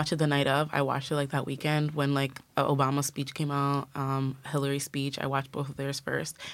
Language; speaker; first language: English; native; English